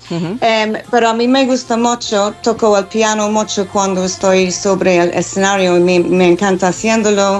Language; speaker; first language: Spanish; non-native, learner; English